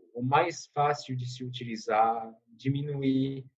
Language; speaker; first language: Portuguese; non-native, fluent; French